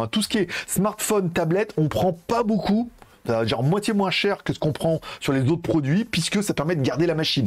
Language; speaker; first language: French; native; French